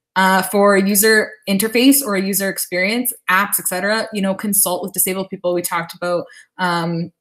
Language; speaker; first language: English; native; English